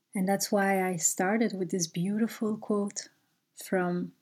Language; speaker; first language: English; non-native, fluent; Turkish